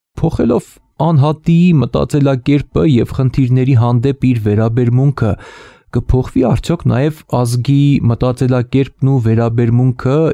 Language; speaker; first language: Armenian; native; Armenian